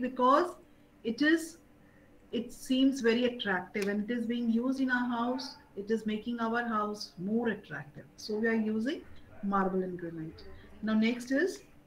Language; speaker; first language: English; non-native, local second language; Hindi